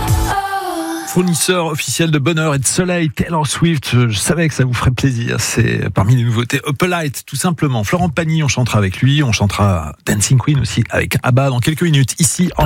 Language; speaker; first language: French; native; French